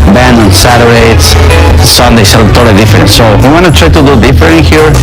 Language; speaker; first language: English; non-native, fluent; Spanish